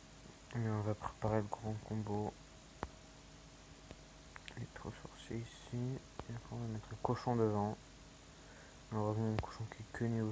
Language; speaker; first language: French; native; French